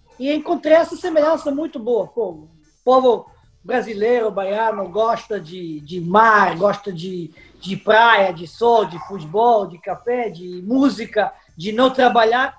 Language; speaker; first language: Portuguese; non-native, fluent; Serbian